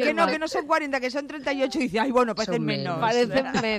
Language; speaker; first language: Spanish; native; Spanish